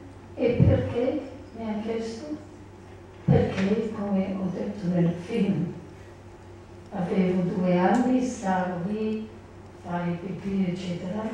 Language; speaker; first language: Italian; non-native, learner; English